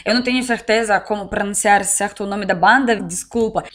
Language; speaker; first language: Portuguese; non-native, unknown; Russian